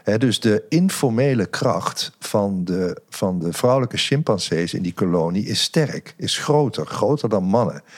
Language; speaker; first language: Dutch; native; Dutch